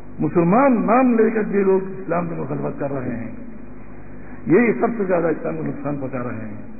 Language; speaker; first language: Urdu; non-native, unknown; Bangla